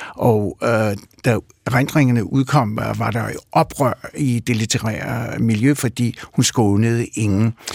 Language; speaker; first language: Danish; early bilingual, other home language; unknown